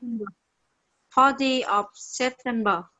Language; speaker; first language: English; non-native, learner; Vietnamese